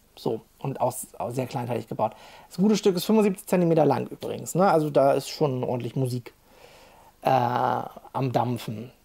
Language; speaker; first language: German; native; German